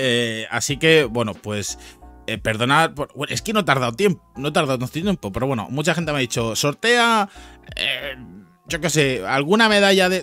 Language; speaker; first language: Spanish; native; Spanish